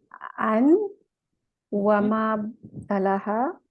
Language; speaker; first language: Arabic; non-native, learner; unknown